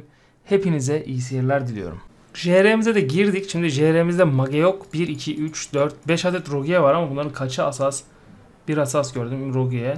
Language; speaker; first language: Turkish; native; Turkish